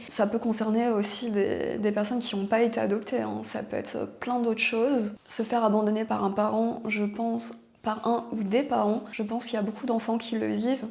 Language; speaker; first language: French; native; French